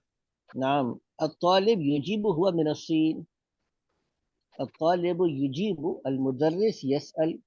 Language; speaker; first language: Arabic; non-native, fluent; Urdu